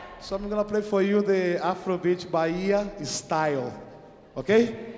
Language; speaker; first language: English; non-native, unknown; Portuguese